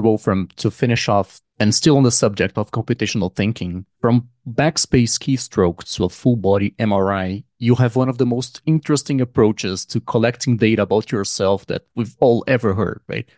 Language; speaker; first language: English; non-native, fluent; Portuguese